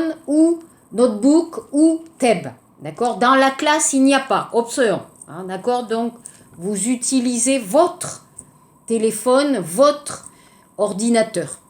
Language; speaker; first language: French; native; French